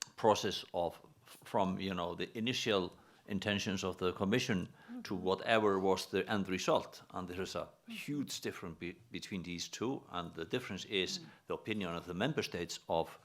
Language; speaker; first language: English; non-native, fluent; Icelandic